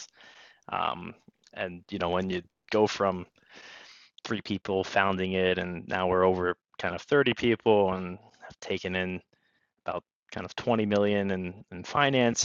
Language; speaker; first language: English; native; English